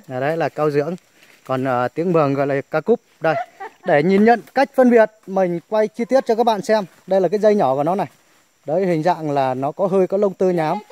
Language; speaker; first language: Vietnamese; non-native, local second language; Muong